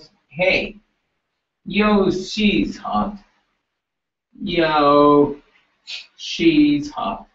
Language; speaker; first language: English; non-native, learner; Japanese